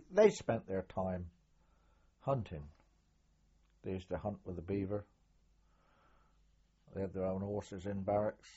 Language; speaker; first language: English; native; English